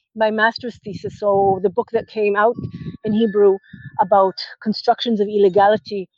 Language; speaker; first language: English; non-native, fluent; Hebrew